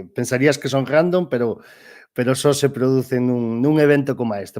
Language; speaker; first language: Spanish; non-native, local second language; Galician